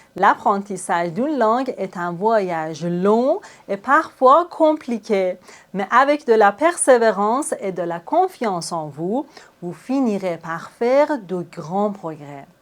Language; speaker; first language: French; non-native, fluent; Persian